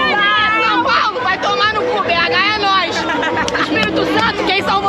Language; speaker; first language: Portuguese; native; Portuguese